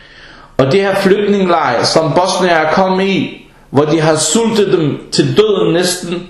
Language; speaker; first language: Danish; early bilingual, other home language; Arabic